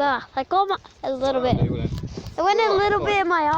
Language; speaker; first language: English; native; English